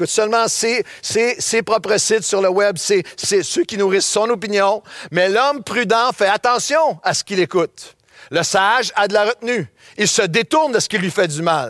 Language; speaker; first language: French; native; French